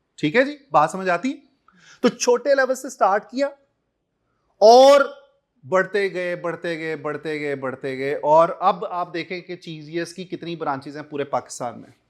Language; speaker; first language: Urdu; non-native, local second language; Punjabi